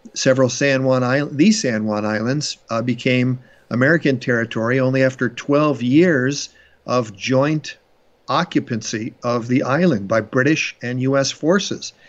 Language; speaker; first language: English; native; English